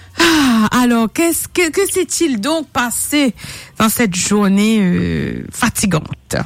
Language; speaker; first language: French; non-native, local second language; Morisyen